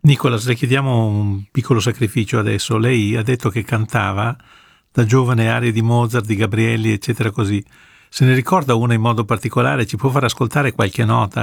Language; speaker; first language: Italian; native; Italian